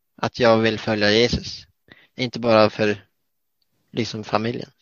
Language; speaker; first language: Swedish; native; Swedish